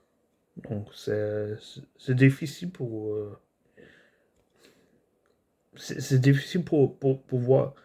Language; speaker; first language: French; non-native, learner; English